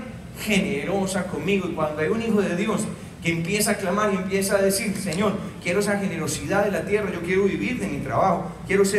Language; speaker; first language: Spanish; native; Spanish